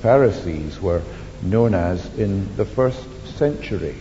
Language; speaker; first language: English; native; English